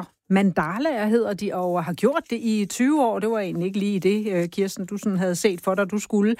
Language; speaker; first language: Danish; native; Danish